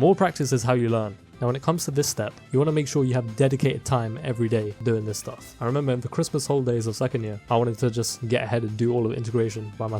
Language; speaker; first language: English; native; English